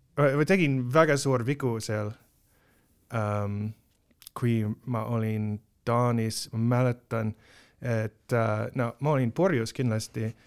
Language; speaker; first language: Estonian; non-native, fluent; English